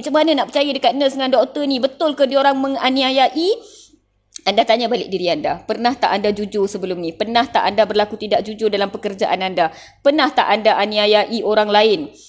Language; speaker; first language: Malay; non-native, local second language; Tamil